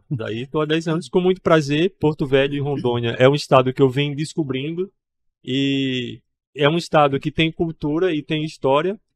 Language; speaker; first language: Portuguese; native; Portuguese